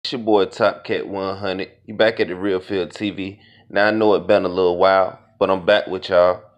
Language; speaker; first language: English; native; English